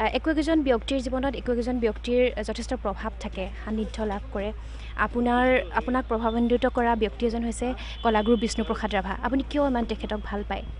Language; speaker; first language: Assamese; native; Assamese